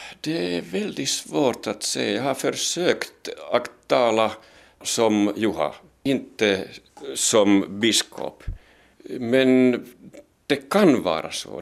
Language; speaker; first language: Swedish; non-native, local second language; Finnish